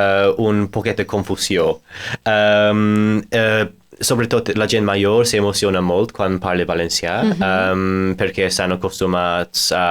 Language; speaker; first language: Catalan; non-native, fluent; English